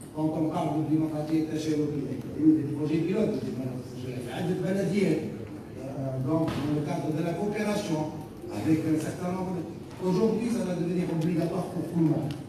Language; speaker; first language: French; non-native, local second language; Arabic